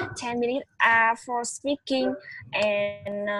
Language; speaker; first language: English; non-native, learner; Vietnamese